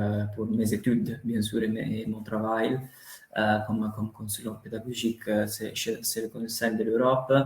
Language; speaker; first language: French; non-native, fluent; Italian